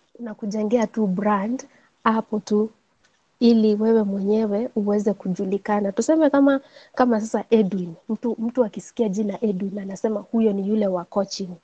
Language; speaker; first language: Swahili; non-native, local second language; Gusii